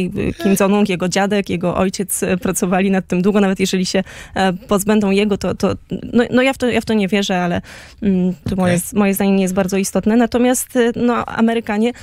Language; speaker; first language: Polish; native; Polish